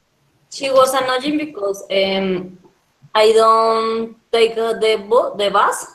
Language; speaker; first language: English; non-native, learner; Spanish